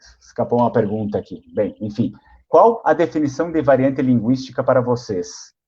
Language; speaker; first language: Portuguese; native; Portuguese